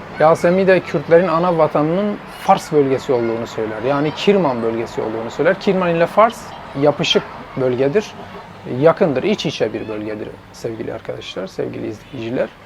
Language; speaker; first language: Turkish; non-native, local second language; Zaza